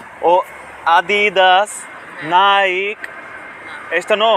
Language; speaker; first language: Portuguese; non-native, learner; Bangla